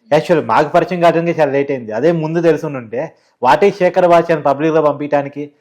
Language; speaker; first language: Telugu; native; Telugu